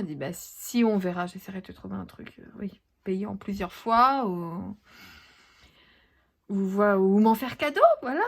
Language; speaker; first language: French; native; French